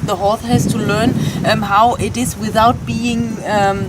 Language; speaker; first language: English; non-native, fluent; German